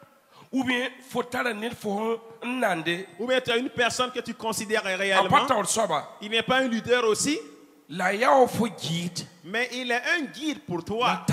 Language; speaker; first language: French; non-native, local second language; Mossi